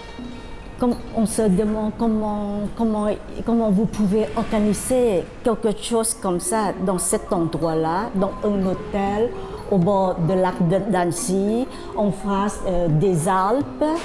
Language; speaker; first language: French; non-native, fluent; Thai